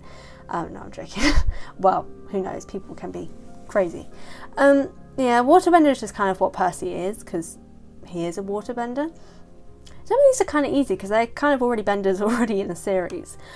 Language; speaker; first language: English; native; English